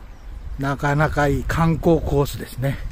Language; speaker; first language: Japanese; native; Japanese